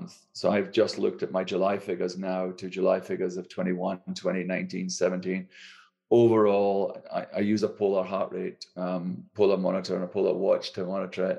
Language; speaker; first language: English; native; English